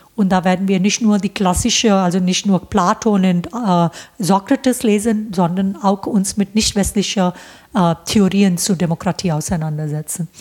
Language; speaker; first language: German; non-native, fluent; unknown